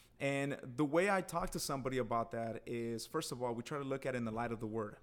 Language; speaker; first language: English; early bilingual, other home language; Spanish